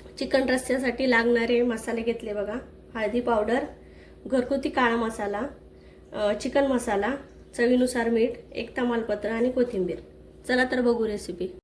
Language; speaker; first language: Marathi; native; Marathi